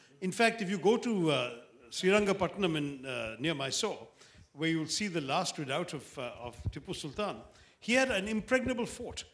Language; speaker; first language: English; non-native, local second language; Malayalam